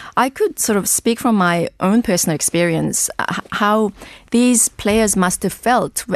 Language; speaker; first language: English; non-native, fluent; Korean